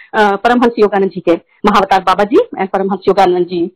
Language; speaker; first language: Hindi; native; Hindi